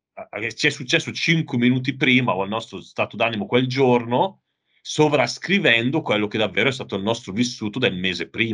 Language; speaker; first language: Italian; native; Italian